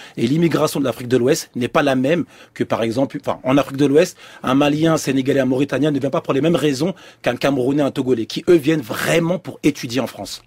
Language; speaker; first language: French; early bilingual, other home language; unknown